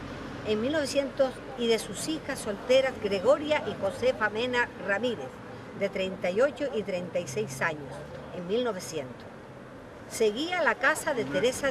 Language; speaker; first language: Spanish; native; Spanish